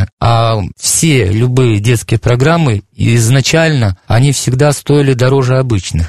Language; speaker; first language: Russian; native; Russian